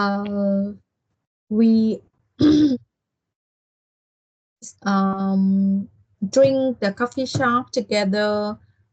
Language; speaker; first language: English; non-native, learner; Vietnamese